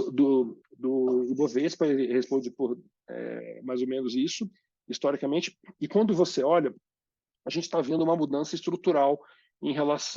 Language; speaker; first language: Portuguese; native; Portuguese